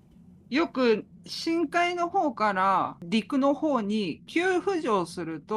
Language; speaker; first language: Japanese; native; Japanese